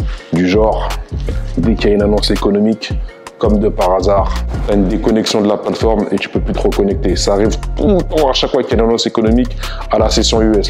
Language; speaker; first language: French; native; French